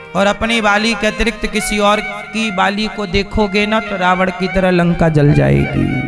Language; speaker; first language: Hindi; native; Hindi